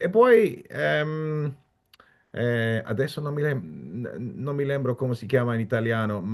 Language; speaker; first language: Italian; non-native, fluent; German